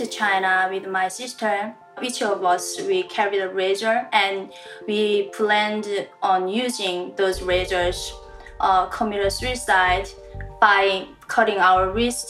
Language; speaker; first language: English; non-native, learner; Korean